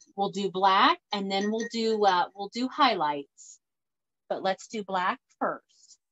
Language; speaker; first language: English; native; English